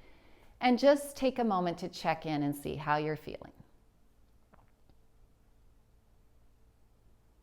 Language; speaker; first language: English; native; English